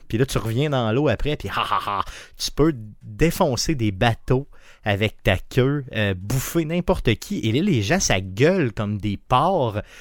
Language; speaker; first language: French; native; French